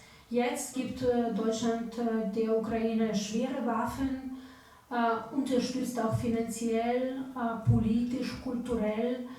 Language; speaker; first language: German; non-native, fluent; Ukrainian